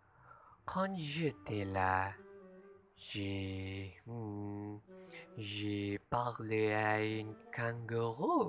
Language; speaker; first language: French; non-native, learner; Malay